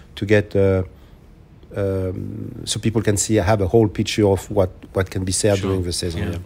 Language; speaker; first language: English; non-native, fluent; French